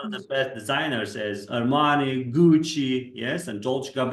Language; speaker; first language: English; non-native, fluent; Kazakh